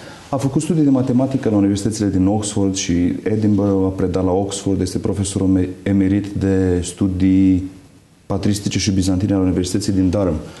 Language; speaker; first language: Romanian; native; Romanian